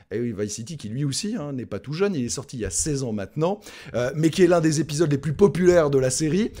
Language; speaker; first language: French; native; French